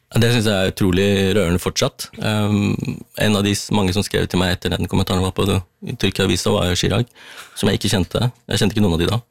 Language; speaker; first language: Norwegian; early bilingual, other home language; Tamil